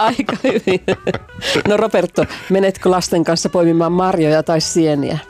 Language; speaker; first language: Finnish; native; Finnish